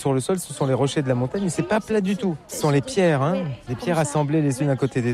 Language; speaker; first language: French; native; French